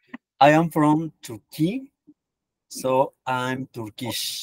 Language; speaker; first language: English; non-native, learner; Spanish